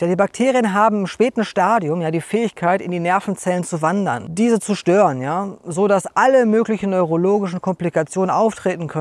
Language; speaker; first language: German; native; German